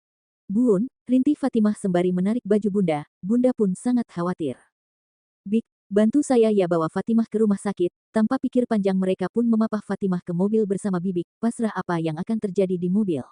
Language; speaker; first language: Indonesian; native; Indonesian